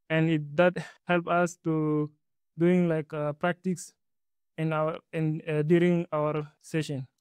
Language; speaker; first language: English; non-native, learner; Arabic